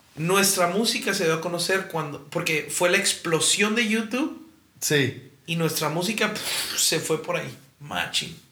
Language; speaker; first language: Spanish; native; Spanish